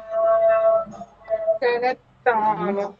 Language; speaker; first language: Arabic; non-native, learner; Urdu